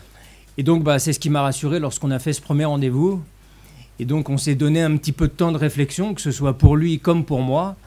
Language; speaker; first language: French; native; French